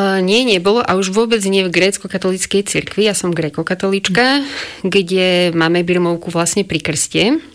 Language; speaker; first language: Slovak; non-native, local second language; Rusyn